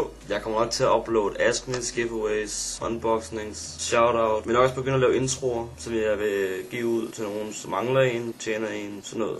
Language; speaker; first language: Danish; native; Danish